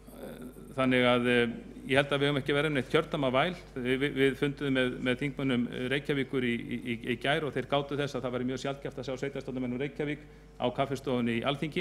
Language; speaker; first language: Icelandic; native; Icelandic